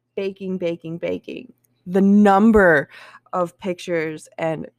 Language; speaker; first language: English; native; English